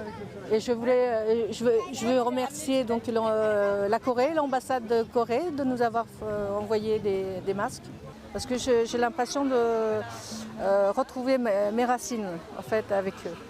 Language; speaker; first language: French; early bilingual, heritage; French